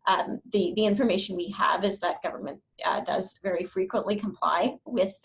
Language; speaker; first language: English; native; English